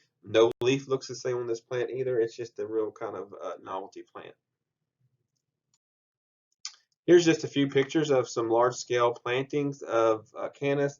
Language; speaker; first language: English; native; English